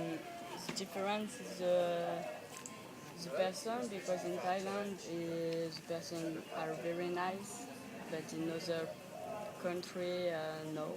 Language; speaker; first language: English; non-native, learner; French